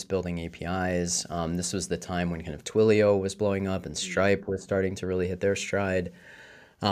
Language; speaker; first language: English; native; English